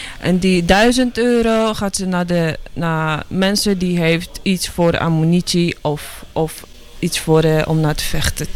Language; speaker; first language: Dutch; non-native, learner; Ukrainian